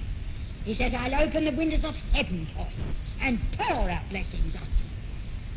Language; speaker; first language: English; native; English